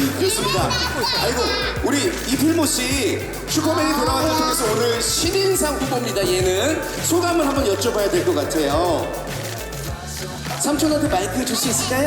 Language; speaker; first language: Korean; native; Korean